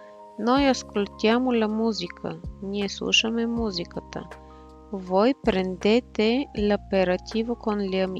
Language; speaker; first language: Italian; non-native, fluent; Bulgarian